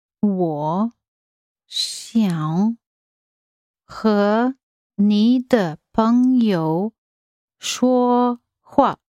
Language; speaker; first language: Chinese; non-native, learner; English